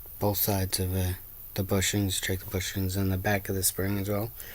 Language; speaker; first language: English; native; English